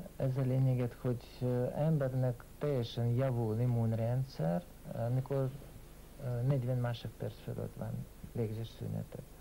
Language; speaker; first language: Hungarian; non-native, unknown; Russian